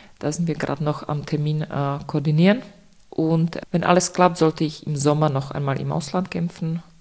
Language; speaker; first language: German; non-native, fluent; Czech